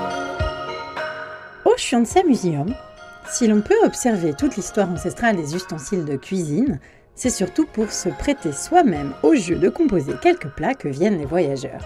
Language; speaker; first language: French; native; French